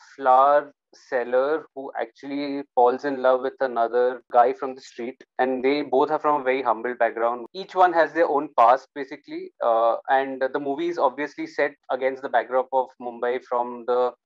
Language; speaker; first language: English; non-native, local second language; Hindi